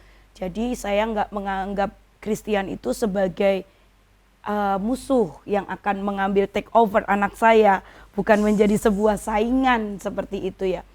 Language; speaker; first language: Indonesian; native; Indonesian